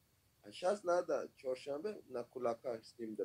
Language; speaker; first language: Russian; non-native, learner; Persian